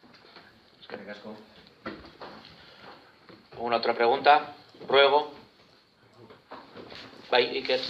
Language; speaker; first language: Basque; non-native, local second language; Spanish